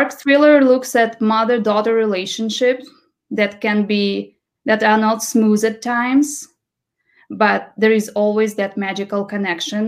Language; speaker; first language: English; non-native, fluent; Russian